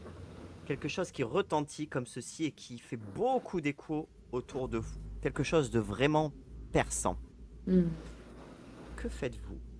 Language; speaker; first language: French; native; French